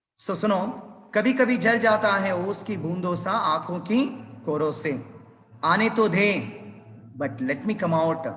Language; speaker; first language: Hindi; non-native, local second language; Telugu